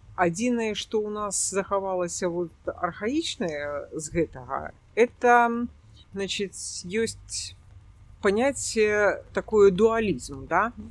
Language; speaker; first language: Belarusian; native; Belarusian